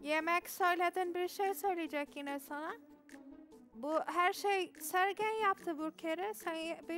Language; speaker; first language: Turkish; non-native, learner; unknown